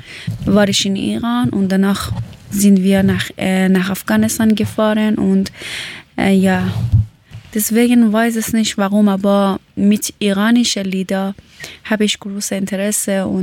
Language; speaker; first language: German; non-native, fluent; Persian